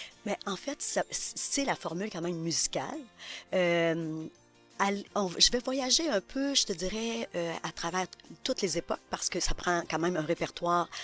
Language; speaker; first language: French; native; French